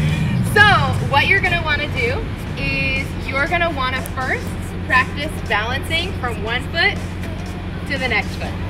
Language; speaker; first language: English; native; English